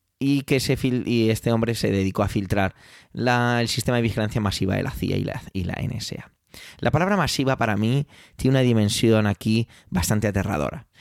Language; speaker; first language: Spanish; early bilingual, other home language; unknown